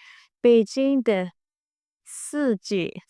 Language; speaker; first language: Chinese; non-native, fluent; Burmese